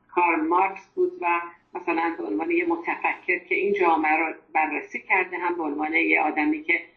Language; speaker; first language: Persian; non-native, local second language; Azerbaijani